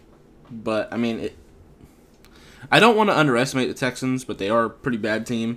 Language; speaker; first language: English; native; English